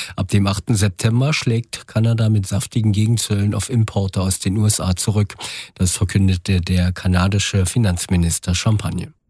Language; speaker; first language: German; native; German